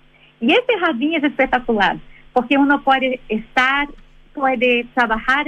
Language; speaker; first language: Spanish; non-native, fluent; Portuguese